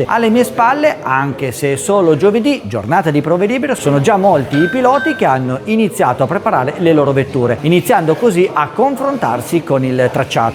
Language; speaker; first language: Italian; native; Italian